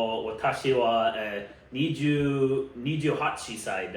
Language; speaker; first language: Japanese; non-native, learner; English